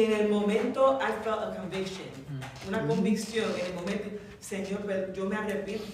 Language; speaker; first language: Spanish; early bilingual, heritage; English